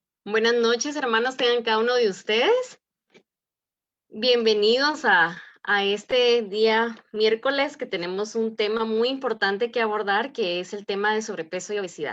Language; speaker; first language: Spanish; native; Spanish